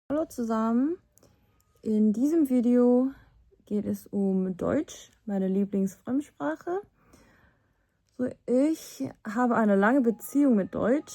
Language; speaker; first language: German; non-native, fluent; Korean